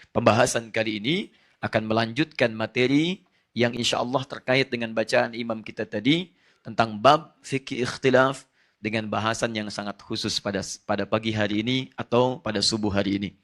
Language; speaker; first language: Indonesian; native; Indonesian